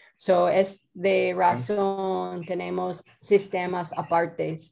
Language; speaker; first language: Spanish; non-native, learner; English